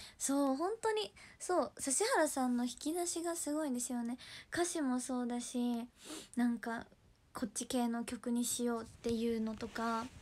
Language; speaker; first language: Japanese; native; Japanese